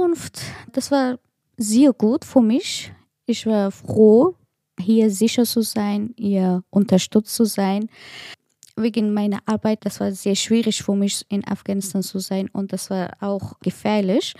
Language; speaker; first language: German; non-native, learner; Persian